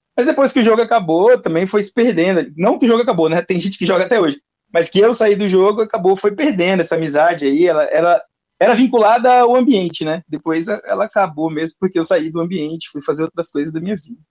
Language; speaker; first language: Portuguese; native; Portuguese